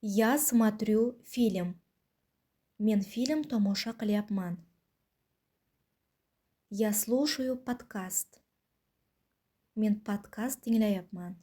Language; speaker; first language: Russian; non-native, local second language; Uzbek